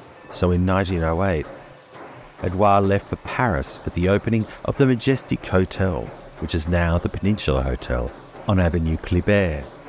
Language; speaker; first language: English; native; English